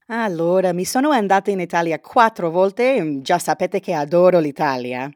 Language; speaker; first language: Italian; non-native, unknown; English